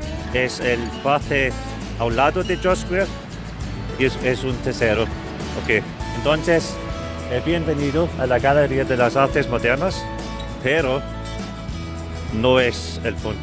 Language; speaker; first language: Spanish; non-native, learner; English